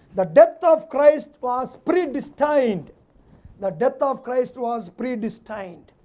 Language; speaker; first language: English; non-native, local second language; Telugu